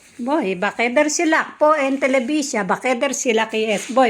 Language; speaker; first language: Hebrew; non-native, learner; Filipino